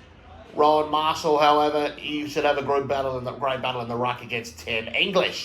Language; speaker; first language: English; native; English